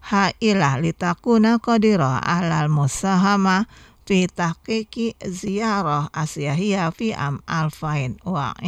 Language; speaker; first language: Arabic; non-native, fluent; Indonesian